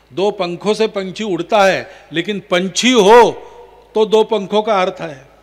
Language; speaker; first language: Hindi; non-native, local second language; Marathi